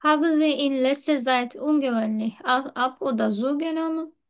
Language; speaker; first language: German; non-native, learner; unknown